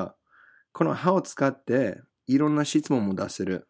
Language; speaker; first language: Japanese; non-native, fluent; English